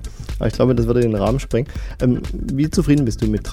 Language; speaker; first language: German; native; German